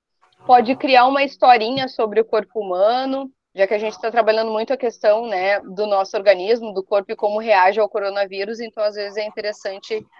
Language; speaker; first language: Portuguese; native; Portuguese